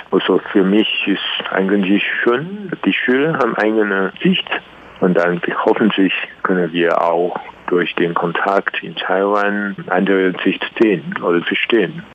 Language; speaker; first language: German; non-native, learner; Chinese